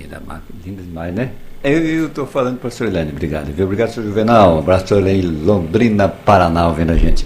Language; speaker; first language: Portuguese; native; Portuguese